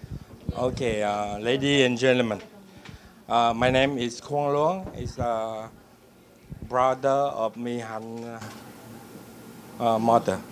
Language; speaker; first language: English; non-native, learner; Vietnamese